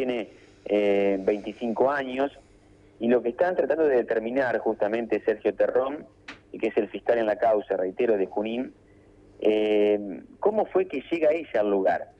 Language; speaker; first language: Spanish; native; Spanish